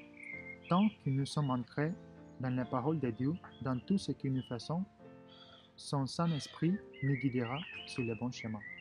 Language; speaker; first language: French; non-native, fluent; Russian